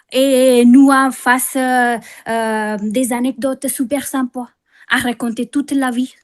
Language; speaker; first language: French; non-native, fluent; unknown